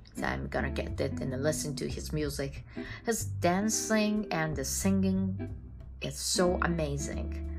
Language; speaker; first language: English; non-native, fluent; Japanese